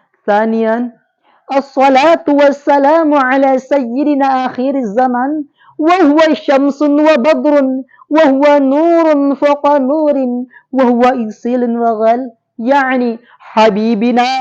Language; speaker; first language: Arabic; non-native, learner; Indonesian